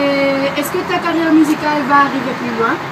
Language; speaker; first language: French; non-native, learner; Spanish